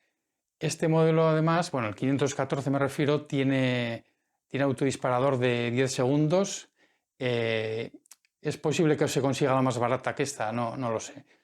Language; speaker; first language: Spanish; native; Spanish